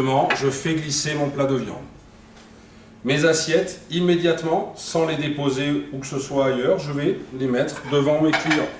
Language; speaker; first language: French; native; French